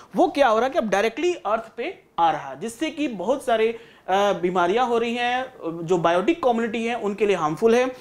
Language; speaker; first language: Hindi; native; Hindi